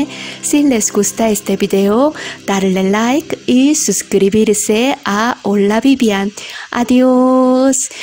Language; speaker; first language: Spanish; non-native, learner; Korean